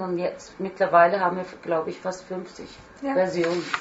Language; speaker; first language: German; non-native, fluent; Turkish